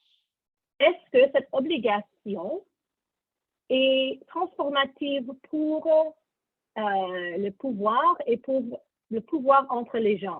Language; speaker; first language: French; non-native, learner; English